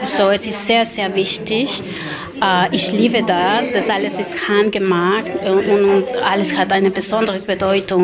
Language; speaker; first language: German; non-native, learner; Spanish